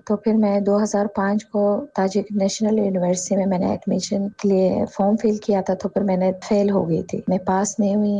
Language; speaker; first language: Urdu; non-native, fluent; Tajik